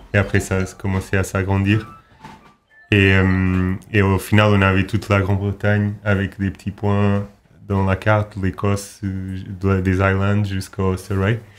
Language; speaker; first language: French; non-native, fluent; Portuguese